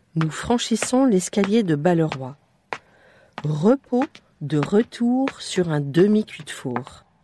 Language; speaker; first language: French; native; French